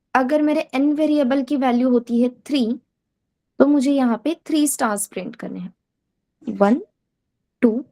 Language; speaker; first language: Hindi; non-native, local second language; Marathi